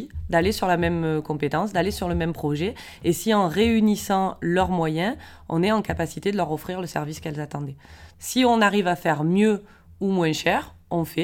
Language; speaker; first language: French; native; French